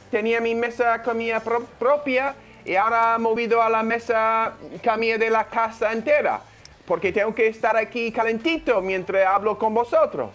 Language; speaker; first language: Spanish; non-native, fluent; English